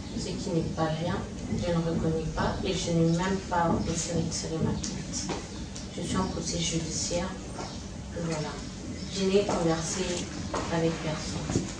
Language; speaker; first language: French; non-native, local second language; Lingala